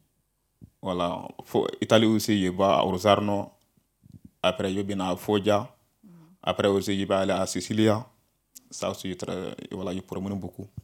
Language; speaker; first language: French; non-native, learner; Bambara